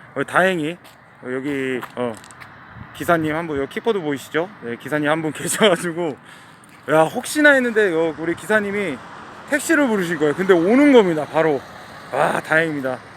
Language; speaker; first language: Korean; native; Korean